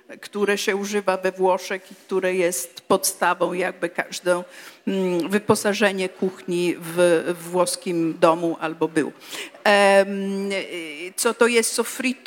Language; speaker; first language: Polish; non-native, fluent; Italian